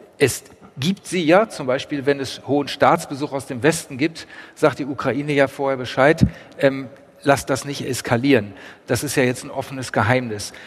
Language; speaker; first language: German; native; German